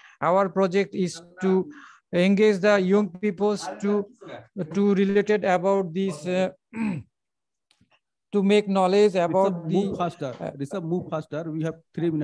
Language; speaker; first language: English; non-native, local second language; Bangla